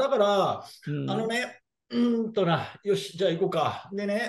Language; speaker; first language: Japanese; native; Japanese